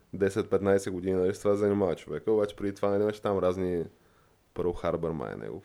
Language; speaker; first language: Bulgarian; native; Bulgarian